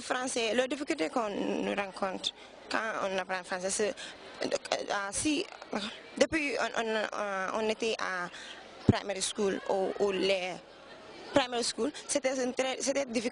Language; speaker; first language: French; non-native, learner; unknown